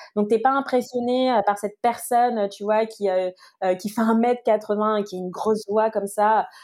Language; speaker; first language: French; native; French